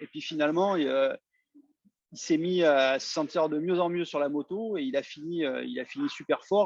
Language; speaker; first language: French; native; French